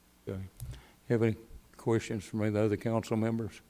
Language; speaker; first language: English; native; English